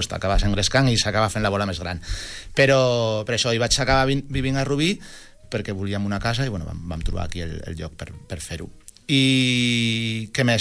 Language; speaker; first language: Catalan; non-native, local second language; Spanish